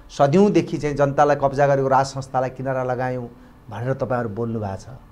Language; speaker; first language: Nepali; native; Nepali